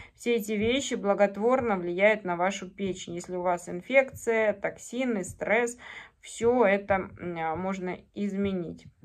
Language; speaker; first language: Russian; native; Russian